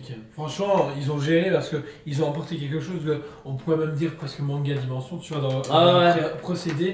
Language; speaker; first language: French; native; French